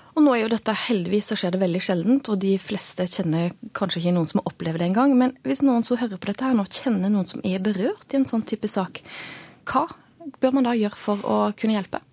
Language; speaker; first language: Norwegian; native; Norwegian